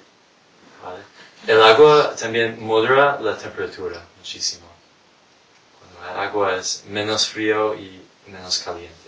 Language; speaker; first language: Spanish; non-native, fluent; English